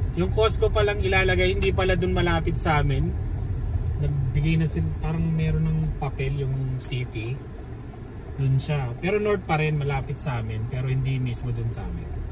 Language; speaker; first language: Filipino; native; Filipino